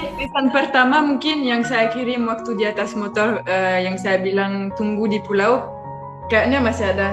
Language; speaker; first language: Indonesian; non-native, fluent; French